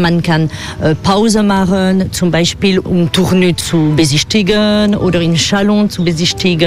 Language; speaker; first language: German; non-native, fluent; French